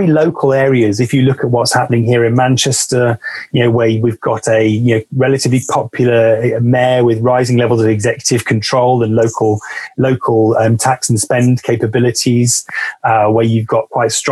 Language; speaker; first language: English; native; English